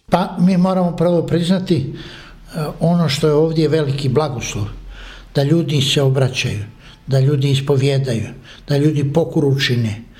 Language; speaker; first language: Croatian; native; Croatian